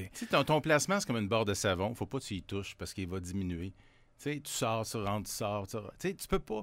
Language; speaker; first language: French; native; French